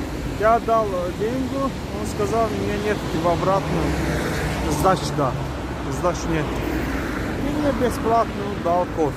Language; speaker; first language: Russian; non-native, learner; Azerbaijani